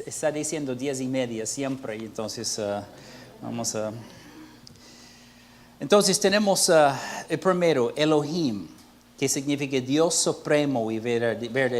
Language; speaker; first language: Spanish; non-native, fluent; English